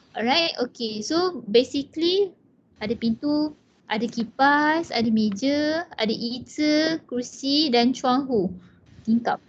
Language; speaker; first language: Malay; non-native, local second language; Chinese